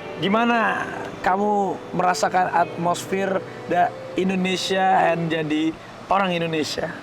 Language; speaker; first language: Indonesian; native; Indonesian